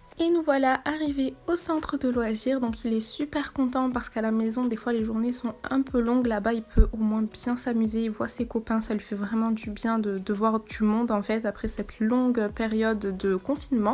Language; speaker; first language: French; native; French